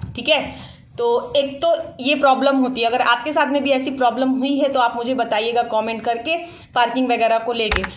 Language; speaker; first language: Hindi; native; Hindi